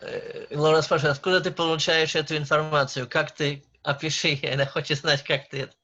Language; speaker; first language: Russian; native; Russian